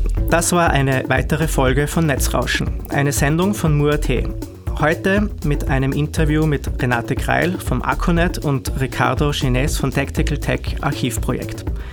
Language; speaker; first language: German; native; German